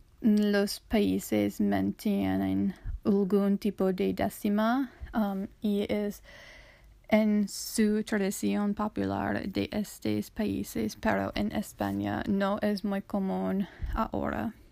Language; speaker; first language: Spanish; non-native, learner; English